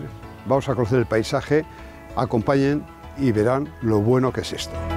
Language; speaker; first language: Spanish; native; Spanish